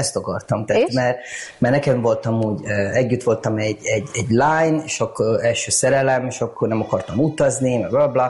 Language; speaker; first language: Hungarian; non-native, learner; Italian